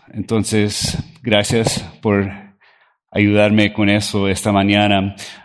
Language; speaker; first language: Spanish; early bilingual, other home language; English